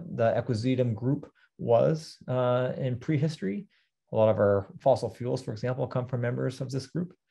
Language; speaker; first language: English; native; English